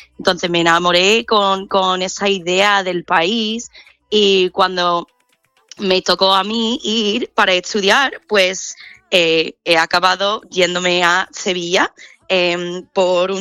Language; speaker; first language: Spanish; non-native, fluent; English